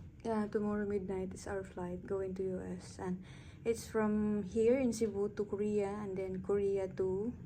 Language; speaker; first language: English; non-native, local second language; Cebuano